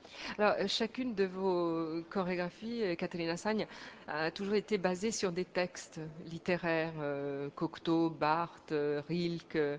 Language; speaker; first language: French; native; French